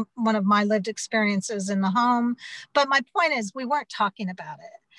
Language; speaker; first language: English; native; English